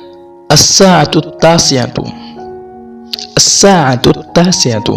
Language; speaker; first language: Arabic; non-native, fluent; Urdu